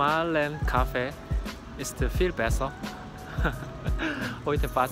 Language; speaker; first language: German; non-native, learner; Korean